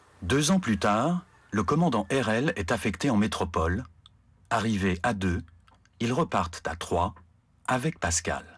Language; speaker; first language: French; native; French